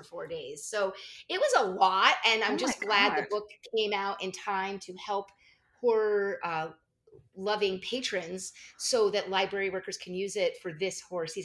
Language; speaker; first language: English; native; English